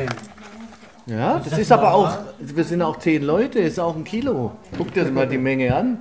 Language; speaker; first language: German; native; German